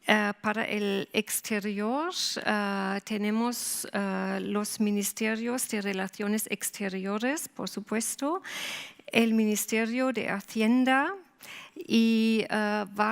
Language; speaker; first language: Spanish; non-native, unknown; German